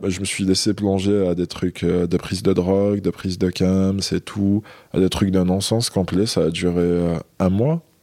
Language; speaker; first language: French; non-native, local second language; Arabic